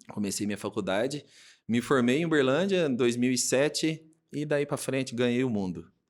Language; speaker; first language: Portuguese; native; Portuguese